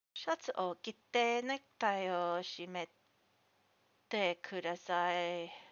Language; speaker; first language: Japanese; non-native, learner; English